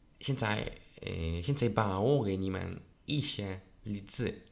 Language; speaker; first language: Chinese; non-native, learner; Polish